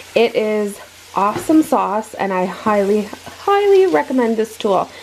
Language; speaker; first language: English; native; English